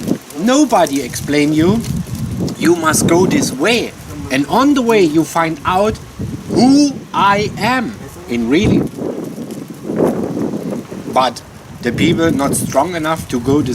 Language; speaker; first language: English; non-native, learner; German